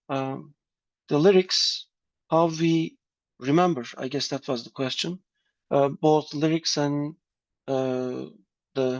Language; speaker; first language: English; non-native, fluent; Turkish